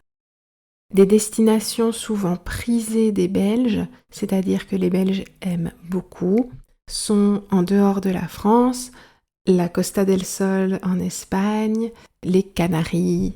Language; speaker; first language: French; native; French